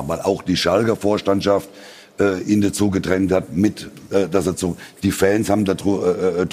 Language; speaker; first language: German; native; German